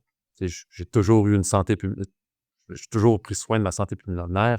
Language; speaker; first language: French; native; French